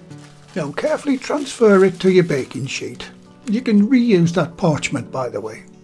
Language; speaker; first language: English; native; English